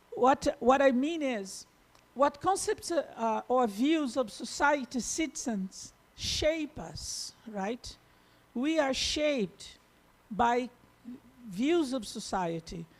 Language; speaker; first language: English; non-native, fluent; Portuguese